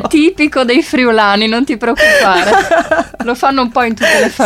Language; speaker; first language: Italian; native; Italian